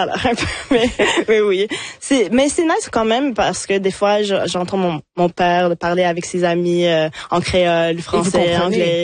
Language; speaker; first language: French; non-native, local second language; English